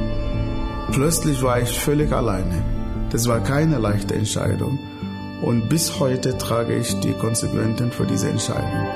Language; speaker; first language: German; non-native, fluent; Arabic